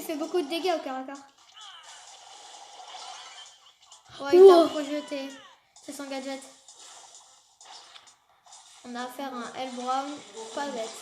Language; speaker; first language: French; native; French